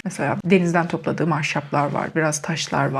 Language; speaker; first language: Turkish; native; Turkish